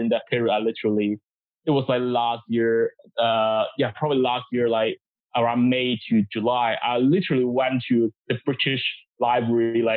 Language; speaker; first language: English; non-native, local second language; Cantonese